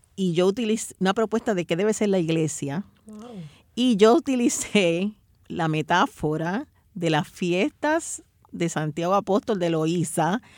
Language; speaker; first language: Spanish; native; Spanish